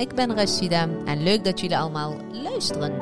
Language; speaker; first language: Dutch; early bilingual, other home language; Arabic